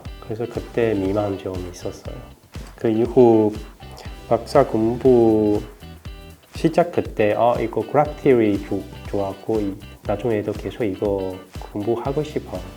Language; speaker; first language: Korean; non-native, learner; Chinese